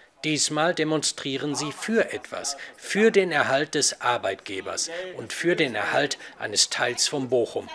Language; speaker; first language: German; native; German